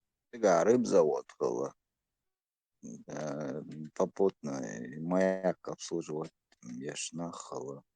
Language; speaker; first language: Russian; non-native, local second language; Chechen